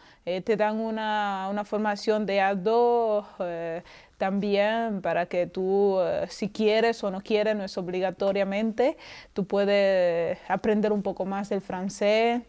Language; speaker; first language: Spanish; non-native, local second language; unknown